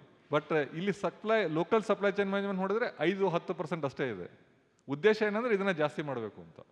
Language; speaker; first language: Kannada; native; Kannada